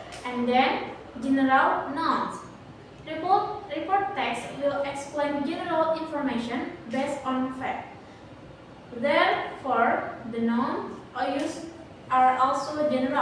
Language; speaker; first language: English; non-native, learner; Indonesian